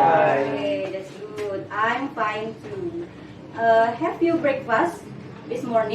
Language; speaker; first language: English; non-native, fluent; Indonesian